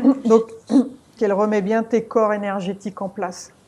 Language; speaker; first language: French; native; French